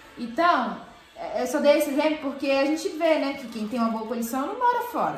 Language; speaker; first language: Portuguese; native; Portuguese